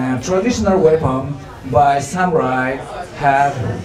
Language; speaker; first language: English; non-native, learner; Japanese